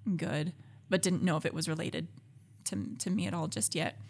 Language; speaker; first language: English; native; English